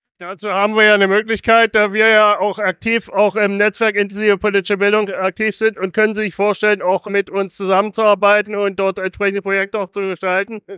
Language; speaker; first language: German; native; German